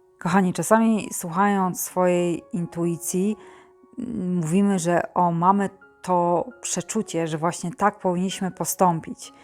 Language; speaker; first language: Polish; native; Polish